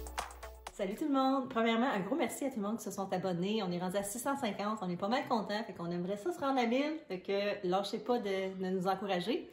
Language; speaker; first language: French; native; French